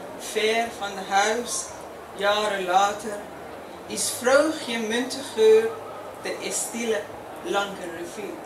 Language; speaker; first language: Dutch; non-native, fluent; Persian